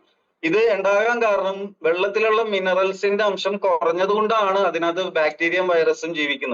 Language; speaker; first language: Malayalam; native; Malayalam